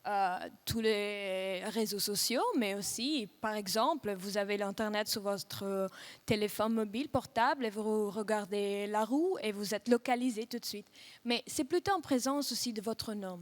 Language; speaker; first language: French; non-native, fluent; Russian